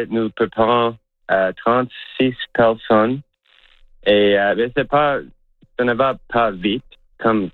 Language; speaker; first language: French; non-native, local second language; English